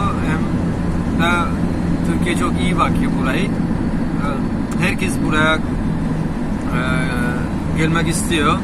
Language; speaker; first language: Turkish; non-native, learner; Urdu